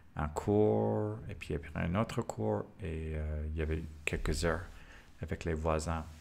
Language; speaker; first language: French; non-native, learner; English